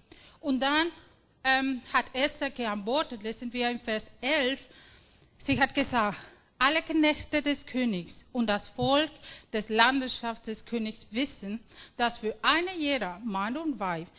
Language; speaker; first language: German; non-native, fluent; Spanish